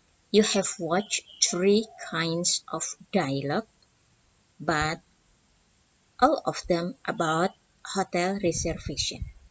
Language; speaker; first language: English; non-native, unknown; Indonesian